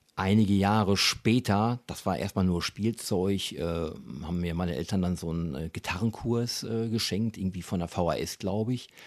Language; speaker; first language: German; native; German